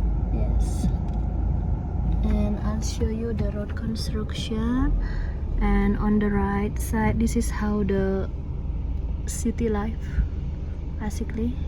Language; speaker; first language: English; non-native, fluent; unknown